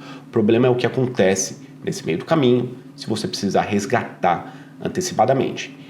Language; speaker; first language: Portuguese; native; Portuguese